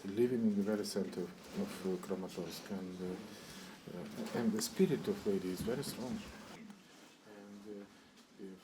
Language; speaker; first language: English; non-native, learner; Ukrainian